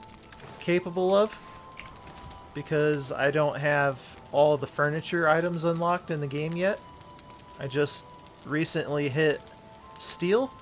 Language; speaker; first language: English; native; English